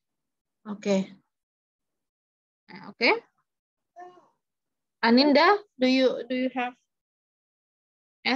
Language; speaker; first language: English; non-native, fluent; Indonesian